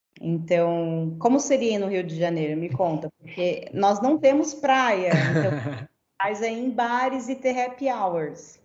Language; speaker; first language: Portuguese; native; Portuguese